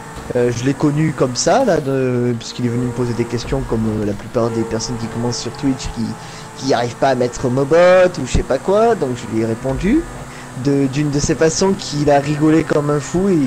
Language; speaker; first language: French; native; French